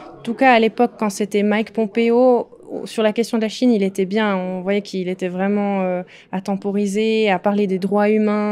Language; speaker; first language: French; native; French